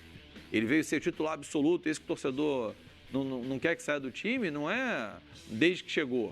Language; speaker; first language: Portuguese; native; Portuguese